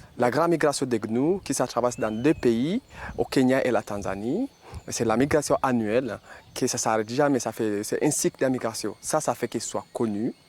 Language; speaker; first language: French; non-native, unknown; Masai